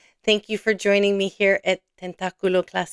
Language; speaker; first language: Spanish; non-native, fluent; English